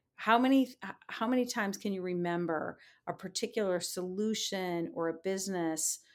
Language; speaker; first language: English; native; English